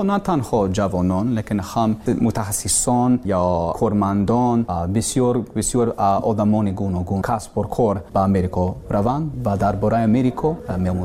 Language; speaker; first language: Persian; non-native, learner; English